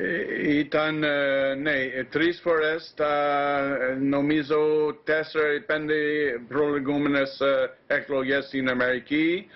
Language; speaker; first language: Greek; non-native, fluent; English